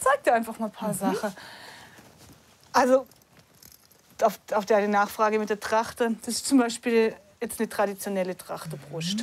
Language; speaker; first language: German; native; German